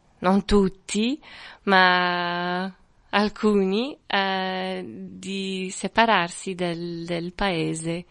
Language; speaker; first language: Italian; non-native, fluent; French